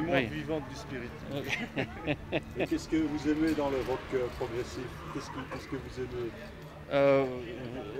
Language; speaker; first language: French; native; French